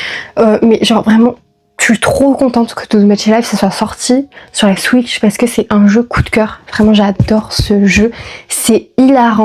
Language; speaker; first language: French; native; French